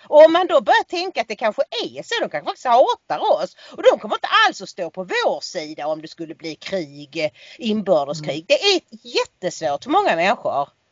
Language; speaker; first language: Swedish; native; Swedish